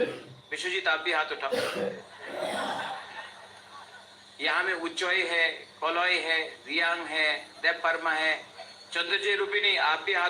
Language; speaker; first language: Hindi; non-native, local second language; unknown